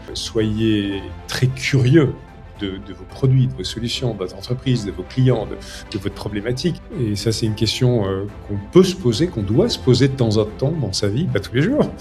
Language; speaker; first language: French; native; French